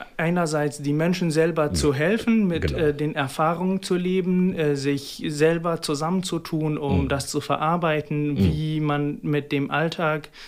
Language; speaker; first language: German; non-native, fluent; Kurdish